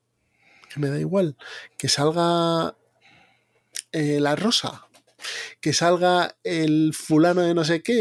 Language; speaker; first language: Spanish; native; Spanish